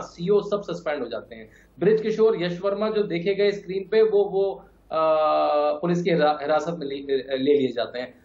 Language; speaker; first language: Hindi; native; Hindi